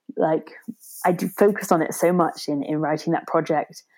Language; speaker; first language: English; native; English